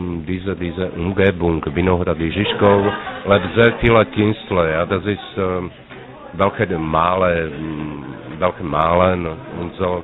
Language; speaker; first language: German; non-native, learner; Czech